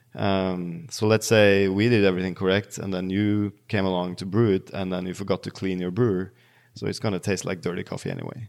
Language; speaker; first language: English; non-native, fluent; Norwegian